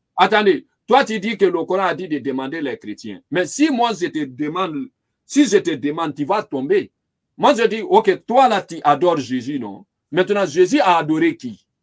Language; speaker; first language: French; non-native, local second language; Lingala